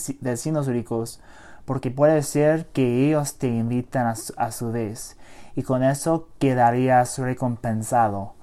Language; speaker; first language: Spanish; early bilingual, heritage; English